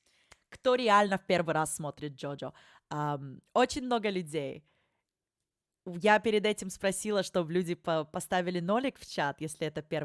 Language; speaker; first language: Russian; early bilingual, heritage; Russian